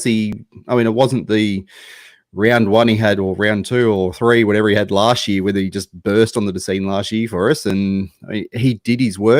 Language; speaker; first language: English; native; English